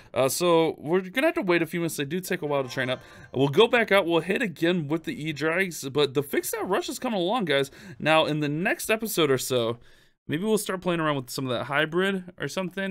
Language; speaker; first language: English; native; English